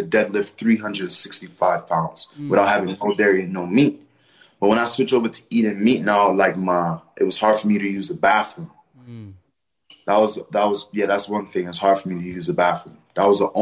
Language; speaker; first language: English; native; English